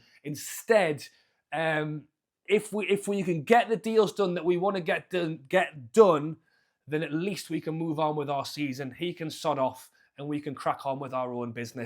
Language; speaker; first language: English; native; English